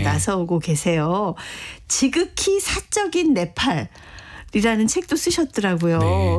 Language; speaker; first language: Korean; native; Korean